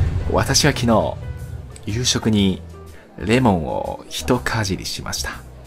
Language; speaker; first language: Japanese; native; Japanese